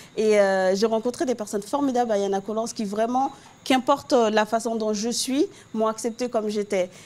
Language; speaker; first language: French; non-native, local second language; Haitian Creole